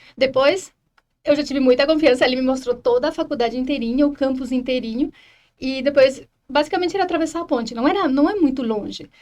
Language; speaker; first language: Portuguese; non-native, fluent; Spanish